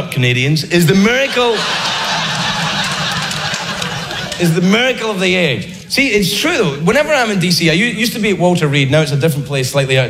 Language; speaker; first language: English; native; English